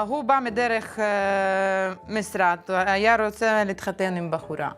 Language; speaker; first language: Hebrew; non-native, fluent; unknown